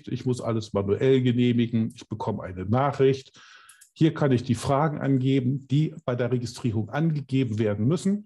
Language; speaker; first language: German; native; German